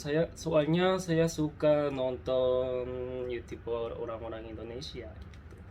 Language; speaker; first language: Indonesian; non-native, learner; Korean